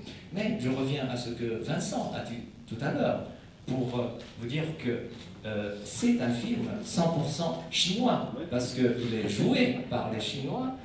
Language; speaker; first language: French; non-native, fluent; Chinese